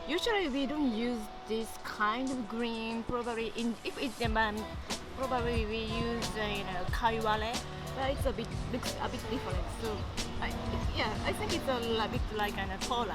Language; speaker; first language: English; non-native, fluent; Japanese